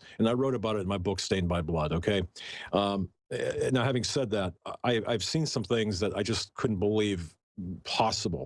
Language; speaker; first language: English; native; English